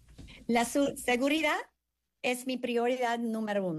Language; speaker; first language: Spanish; early bilingual, heritage; English